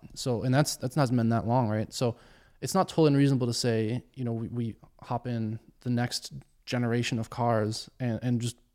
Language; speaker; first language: English; early bilingual, other home language; German